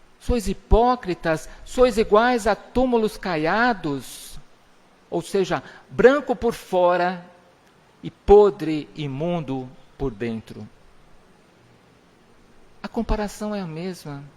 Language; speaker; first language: Portuguese; native; Portuguese